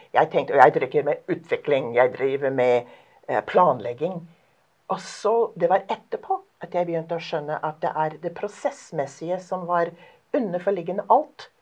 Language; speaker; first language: Norwegian; non-native, fluent; English